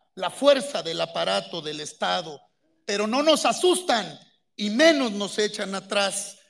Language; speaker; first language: Spanish; native; Spanish